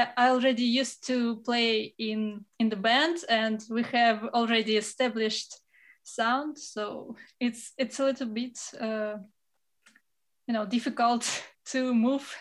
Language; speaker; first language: English; non-native, fluent; Russian